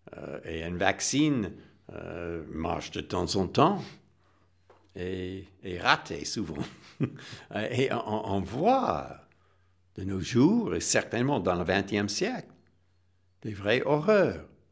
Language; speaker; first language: French; non-native, fluent; English